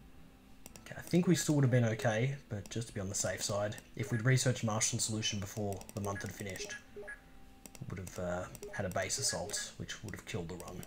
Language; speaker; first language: English; native; English